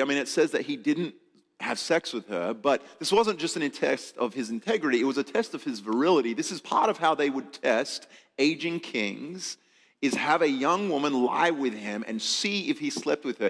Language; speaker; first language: English; native; English